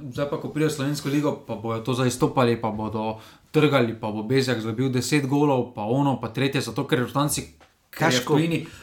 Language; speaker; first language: Slovenian; native; Slovenian